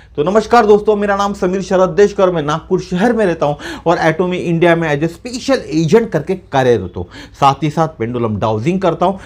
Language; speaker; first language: Hindi; non-native, local second language; Marathi